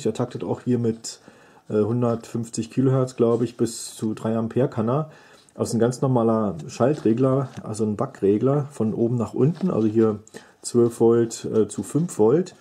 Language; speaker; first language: German; native; German